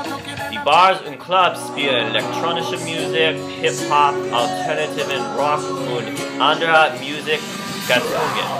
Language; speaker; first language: German; non-native, learner; English